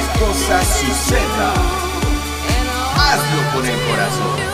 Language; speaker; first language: Spanish; native; Spanish